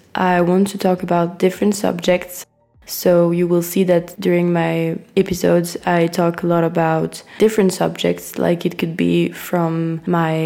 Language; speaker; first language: English; non-native, fluent; French